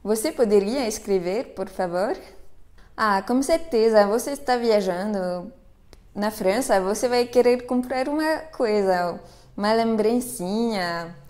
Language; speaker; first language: Portuguese; non-native, fluent; French